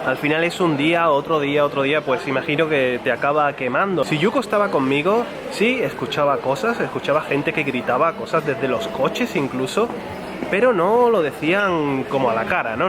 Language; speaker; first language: Spanish; native; Spanish